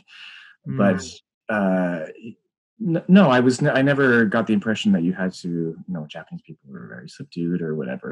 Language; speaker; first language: English; native; English